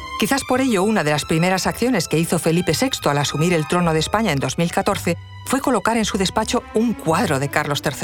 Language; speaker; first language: Spanish; native; Spanish